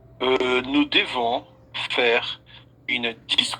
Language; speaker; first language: French; non-native, fluent; Portuguese